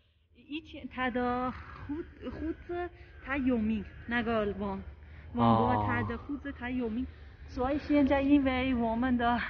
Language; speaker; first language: Chinese; non-native, learner; Persian